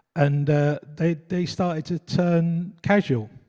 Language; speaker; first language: English; native; English